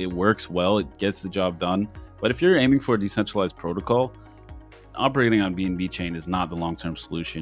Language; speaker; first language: English; native; English